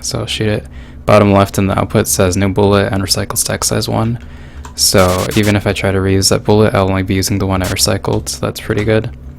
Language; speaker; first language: English; native; English